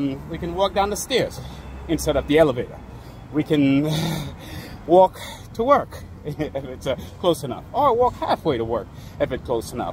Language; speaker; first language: English; native; English